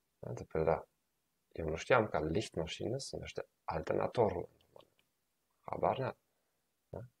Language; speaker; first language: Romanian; non-native, fluent; German